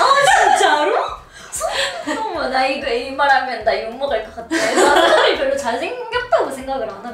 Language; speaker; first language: Korean; non-native, fluent; Arabic